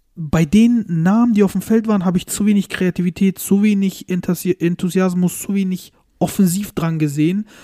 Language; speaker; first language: German; early bilingual, other home language; Turkish